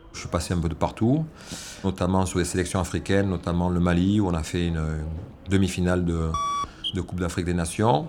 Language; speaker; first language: French; native; French